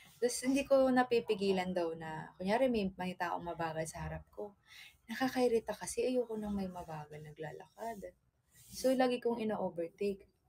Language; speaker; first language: Filipino; native; Filipino